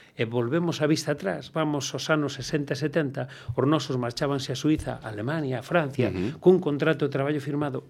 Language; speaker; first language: Galician; non-native, local second language; Spanish